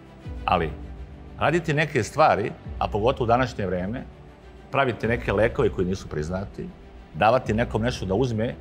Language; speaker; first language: Serbian; native; Serbian